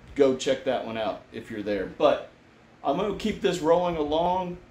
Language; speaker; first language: English; native; English